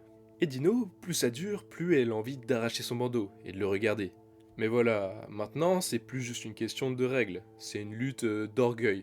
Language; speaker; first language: French; native; French